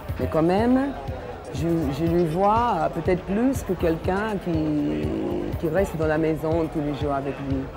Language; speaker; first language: French; non-native, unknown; English